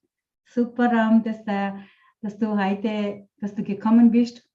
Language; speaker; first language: German; non-native, fluent; Telugu